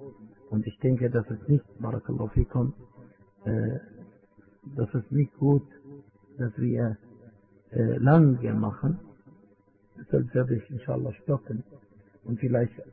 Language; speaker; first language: German; non-native, fluent; Arabic